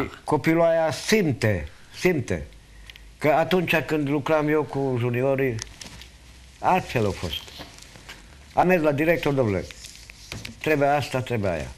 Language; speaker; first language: Romanian; non-native, local second language; Hungarian